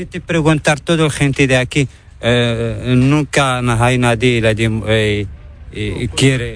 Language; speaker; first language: Spanish; non-native, learner; Arabic